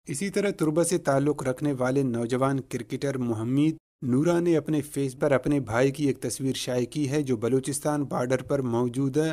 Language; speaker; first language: Urdu; non-native, local second language; Baluchi